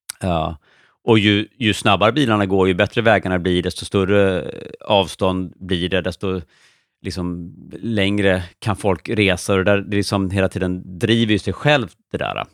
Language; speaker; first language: Swedish; native; Swedish